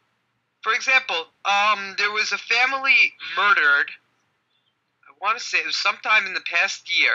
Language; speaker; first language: English; native; English